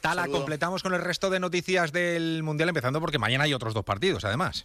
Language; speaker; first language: Spanish; native; Spanish